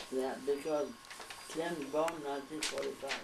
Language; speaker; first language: English; early bilingual, heritage; French